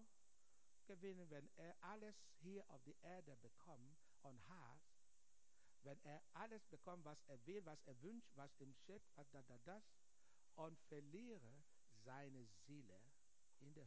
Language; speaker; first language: German; non-native, learner; English